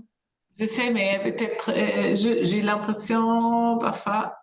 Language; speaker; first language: French; non-native, fluent; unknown